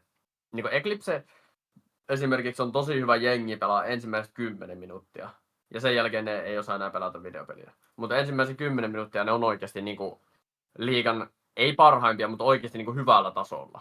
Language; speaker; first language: Finnish; native; Finnish